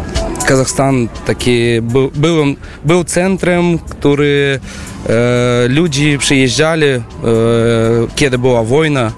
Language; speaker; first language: Polish; non-native, learner; Russian